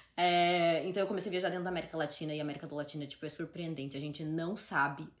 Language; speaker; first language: Portuguese; native; Portuguese